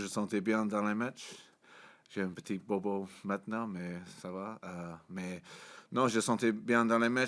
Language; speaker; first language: French; non-native, fluent; English